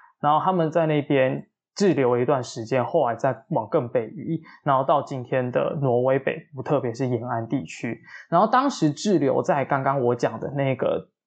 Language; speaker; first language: Chinese; native; Chinese